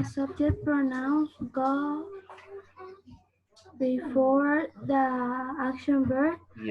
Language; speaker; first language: English; non-native, learner; Spanish